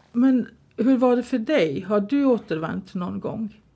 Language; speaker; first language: Swedish; non-native, fluent; Bosnian